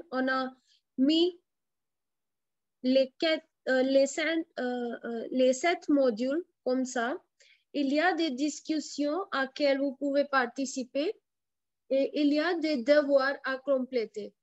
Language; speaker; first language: French; non-native, fluent; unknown